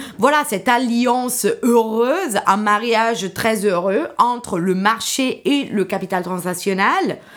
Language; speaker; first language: French; non-native, fluent; Italian